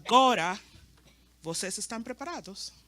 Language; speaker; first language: Portuguese; non-native, learner; Spanish